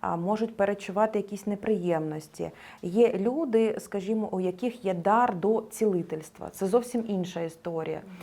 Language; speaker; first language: Ukrainian; non-native, local second language; Russian